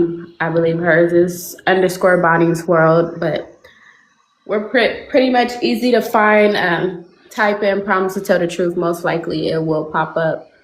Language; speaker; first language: English; native; English